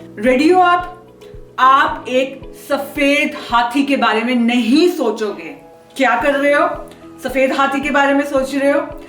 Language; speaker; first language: Hindi; native; Hindi